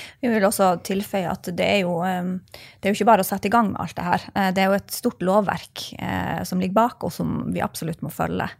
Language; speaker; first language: Norwegian; native; Norwegian